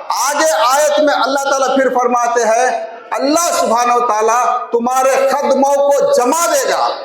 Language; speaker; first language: Urdu; non-native, local second language; Telugu